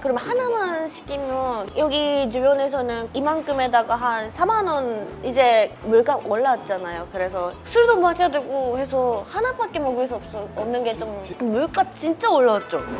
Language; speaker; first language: Korean; non-native, fluent; Japanese